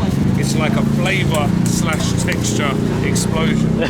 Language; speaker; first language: English; native; English